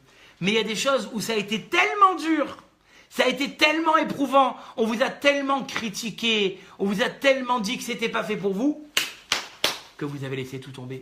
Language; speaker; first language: French; native; French